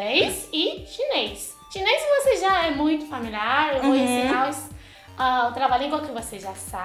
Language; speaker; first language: Portuguese; non-native, fluent; Chinese